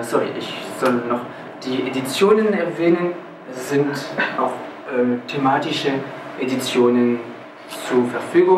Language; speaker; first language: German; non-native, fluent; French